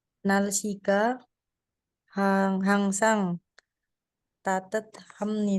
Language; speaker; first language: Korean; non-native, learner; Indonesian